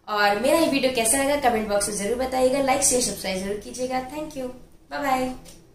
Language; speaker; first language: Hindi; native; Hindi